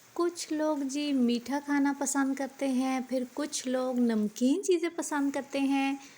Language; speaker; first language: Urdu; non-native, local second language; Punjabi